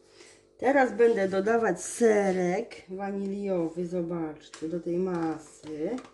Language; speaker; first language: Polish; native; Polish